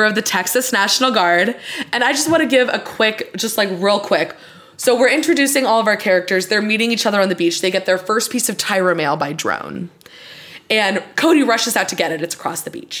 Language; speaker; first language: English; native; English